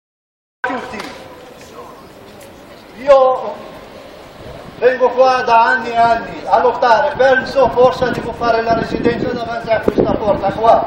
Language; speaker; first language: Italian; non-native, fluent; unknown